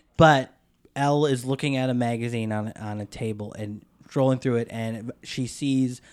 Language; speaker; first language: English; native; English